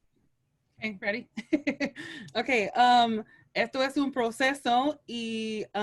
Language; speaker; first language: Spanish; non-native, learner; English